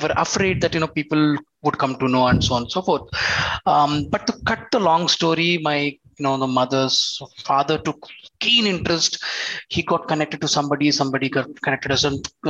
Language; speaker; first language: English; non-native, local second language; Telugu